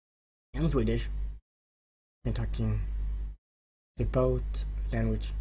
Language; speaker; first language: English; non-native, learner; Swedish